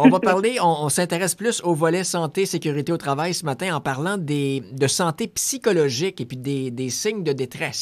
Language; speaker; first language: French; native; French